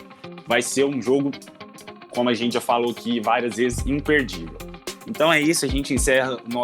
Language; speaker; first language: Portuguese; native; Portuguese